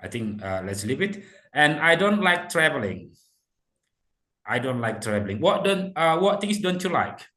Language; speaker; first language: English; non-native, fluent; Indonesian